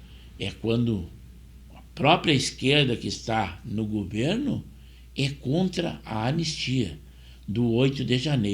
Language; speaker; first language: Portuguese; native; Portuguese